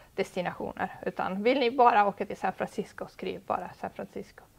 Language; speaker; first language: Swedish; non-native, fluent; Italian